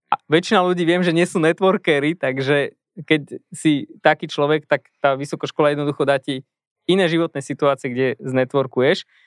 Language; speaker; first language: Slovak; native; Slovak